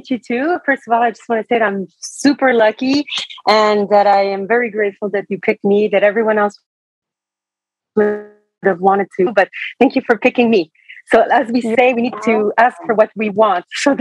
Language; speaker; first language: English; non-native, fluent; French